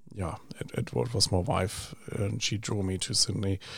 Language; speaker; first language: English; non-native, fluent; German